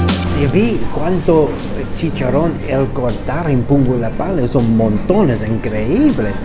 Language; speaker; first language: Spanish; non-native, learner; English